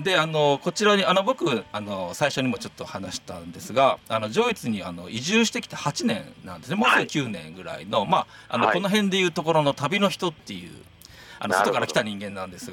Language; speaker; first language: Japanese; native; Japanese